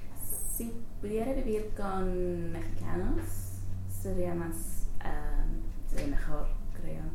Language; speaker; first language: Spanish; non-native, learner; English